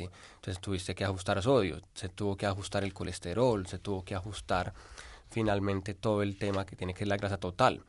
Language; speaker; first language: Spanish; native; Spanish